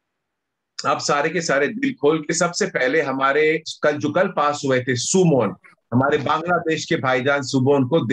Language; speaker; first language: Hindi; native; Hindi